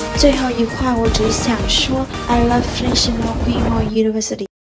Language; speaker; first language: Chinese; non-native, learner; Vietnamese